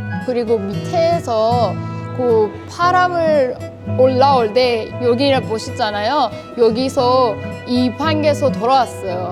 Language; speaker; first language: Korean; non-native, fluent; Persian